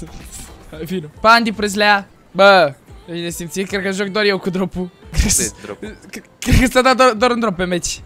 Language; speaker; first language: Romanian; native; Romanian